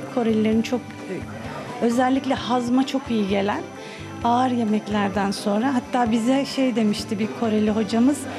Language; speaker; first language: Turkish; native; Turkish